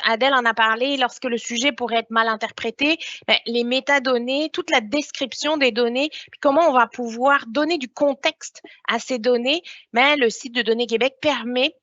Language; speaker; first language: French; native; French